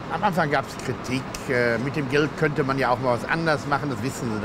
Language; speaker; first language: German; native; German